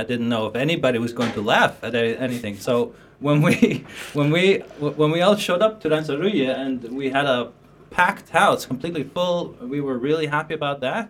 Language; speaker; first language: English; non-native, fluent; Faroese